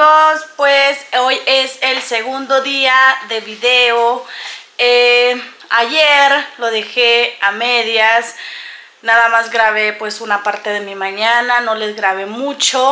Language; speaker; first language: Spanish; native; Spanish